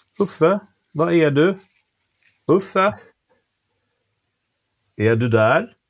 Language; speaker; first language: Swedish; native; Swedish